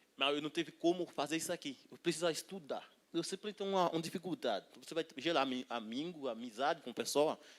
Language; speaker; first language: Portuguese; non-native, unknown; Haitian Creole